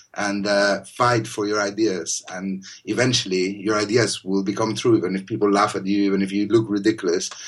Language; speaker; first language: English; non-native, fluent; Spanish